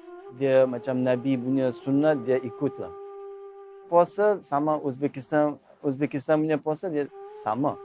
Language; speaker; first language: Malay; non-native, learner; Uzbek